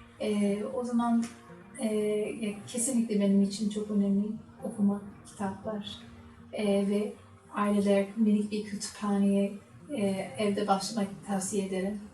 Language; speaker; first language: Turkish; non-native, learner; English